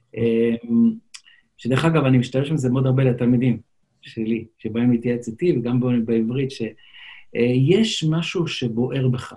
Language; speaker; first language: Hebrew; non-native, local second language; Yiddish